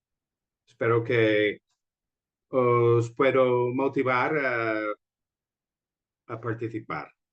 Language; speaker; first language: Spanish; non-native, fluent; English